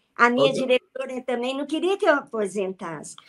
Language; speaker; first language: Portuguese; native; Portuguese